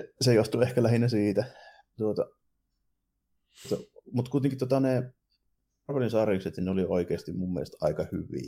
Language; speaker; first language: Finnish; native; Finnish